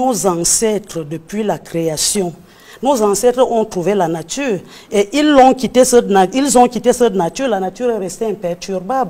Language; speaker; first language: French; non-native, local second language; Fang